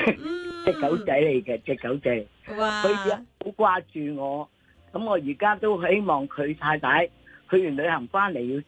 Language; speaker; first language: Cantonese; native; Cantonese